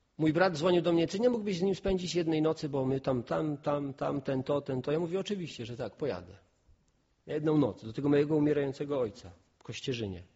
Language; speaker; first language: Polish; non-native, local second language; Kashubian